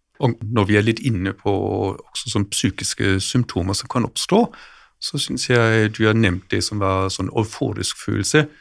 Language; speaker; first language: Norwegian; non-native, fluent; German